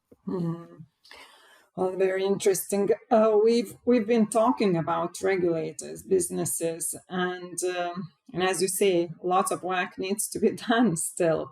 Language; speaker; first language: English; non-native, fluent; Lithuanian